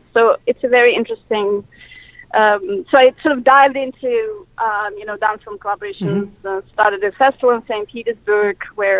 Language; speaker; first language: English; non-native, fluent; Russian